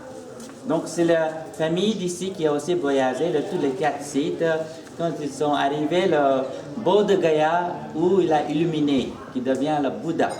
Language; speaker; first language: French; non-native, fluent; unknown